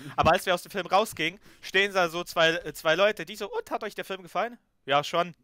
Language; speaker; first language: German; early bilingual, other home language; Ukrainian